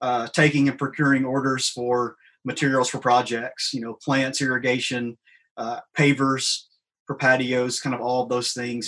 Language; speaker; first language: English; native; English